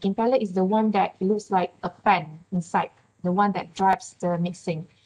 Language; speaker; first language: English; non-native, local second language; Malay